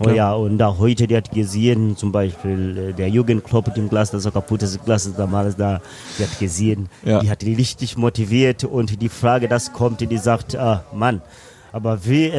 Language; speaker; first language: German; non-native, learner; Swahili